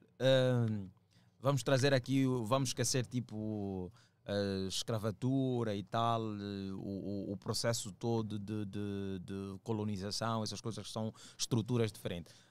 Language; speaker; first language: Portuguese; native; Portuguese